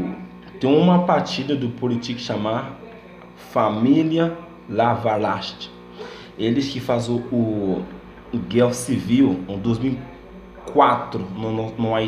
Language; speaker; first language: Portuguese; non-native, learner; Haitian Creole